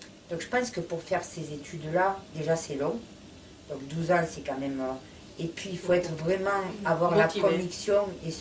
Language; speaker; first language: French; native; French